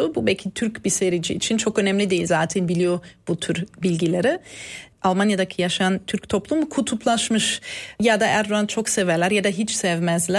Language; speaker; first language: Turkish; non-native, fluent; German